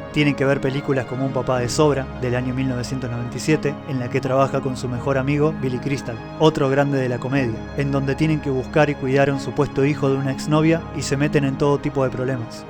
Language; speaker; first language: Spanish; native; Spanish